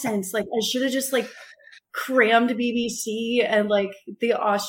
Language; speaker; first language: English; native; English